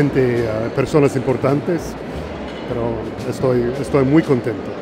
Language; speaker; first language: Spanish; non-native, learner; English